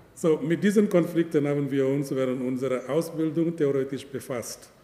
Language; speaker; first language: German; non-native, fluent; Wolof